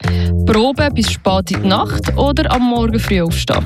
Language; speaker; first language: German; native; German